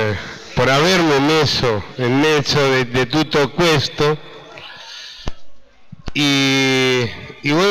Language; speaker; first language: Italian; non-native, fluent; Spanish